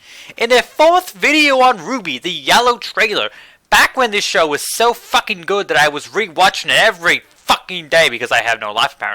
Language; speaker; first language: English; native; English